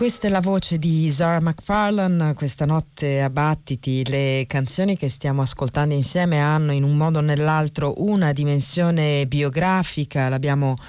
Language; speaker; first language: Italian; native; Italian